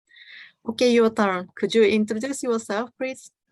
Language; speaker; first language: English; non-native, learner; Japanese